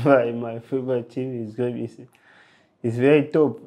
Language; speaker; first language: English; non-native, local second language; French